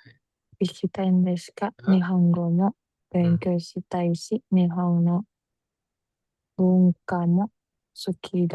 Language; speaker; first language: Japanese; non-native, learner; Indonesian